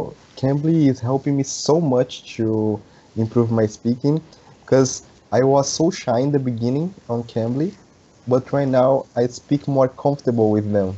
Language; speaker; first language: English; non-native, learner; Portuguese